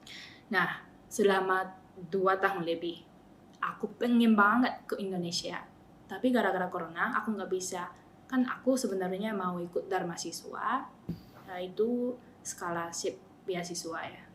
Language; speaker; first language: Indonesian; non-native, fluent; Japanese